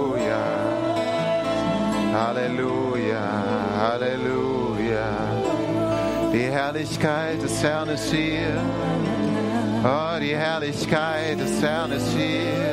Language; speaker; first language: German; native; German